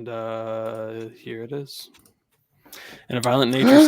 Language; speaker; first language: English; native; English